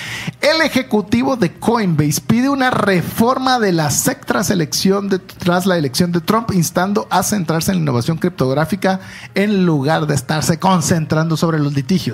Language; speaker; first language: Spanish; native; Spanish